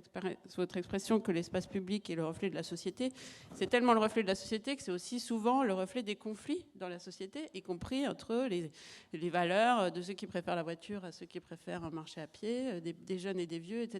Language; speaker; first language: French; native; French